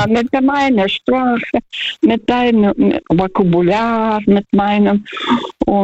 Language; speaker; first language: German; non-native, fluent; Russian